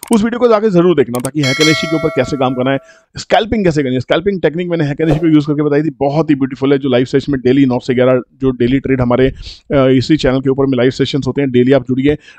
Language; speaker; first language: Hindi; native; Hindi